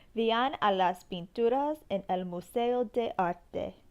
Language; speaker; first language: Spanish; non-native, learner; English